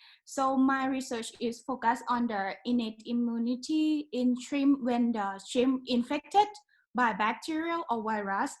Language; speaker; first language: English; non-native, learner; Thai